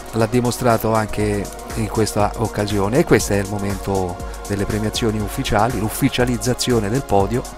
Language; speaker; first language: Italian; native; Italian